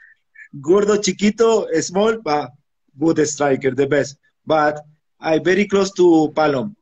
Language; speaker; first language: English; non-native, learner; Spanish